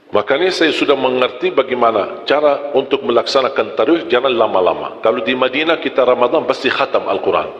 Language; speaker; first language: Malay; non-native, fluent; Arabic